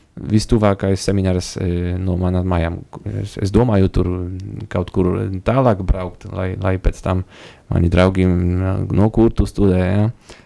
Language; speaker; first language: Latvian; non-native, fluent; Polish